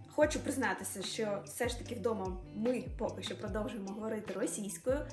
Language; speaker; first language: Ukrainian; non-native, local second language; Russian